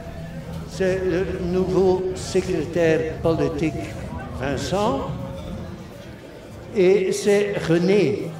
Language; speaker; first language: French; non-native, local second language; Dutch